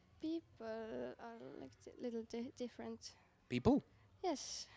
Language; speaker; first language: English; non-native, learner; Estonian